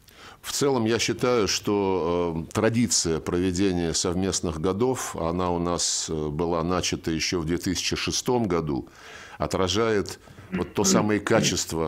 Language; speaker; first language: Russian; native; Russian